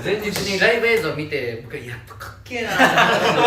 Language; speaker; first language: Japanese; native; Japanese